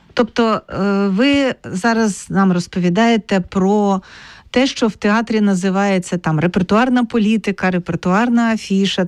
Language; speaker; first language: Ukrainian; native; Ukrainian